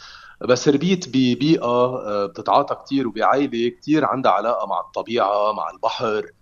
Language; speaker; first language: Arabic; native; Arabic